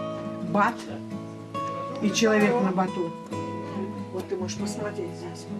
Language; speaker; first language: Russian; native; Russian